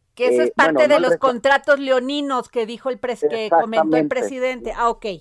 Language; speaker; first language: Spanish; native; Spanish